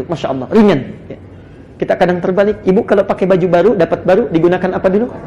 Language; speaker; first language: Indonesian; native; Indonesian